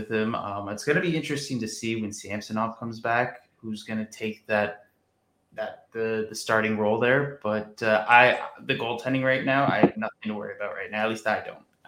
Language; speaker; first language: English; native; English